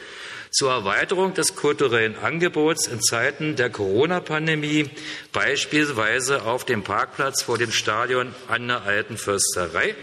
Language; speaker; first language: German; native; German